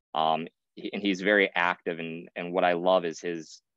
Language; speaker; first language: English; native; English